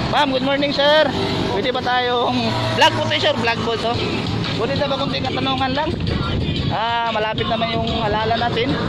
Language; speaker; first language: Filipino; non-native, local second language; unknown